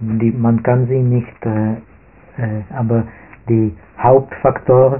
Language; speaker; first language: German; non-native, fluent; Czech